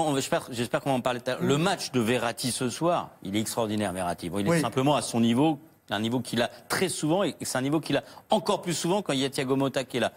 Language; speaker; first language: French; native; French